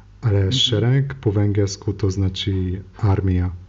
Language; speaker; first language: Polish; non-native, learner; Hungarian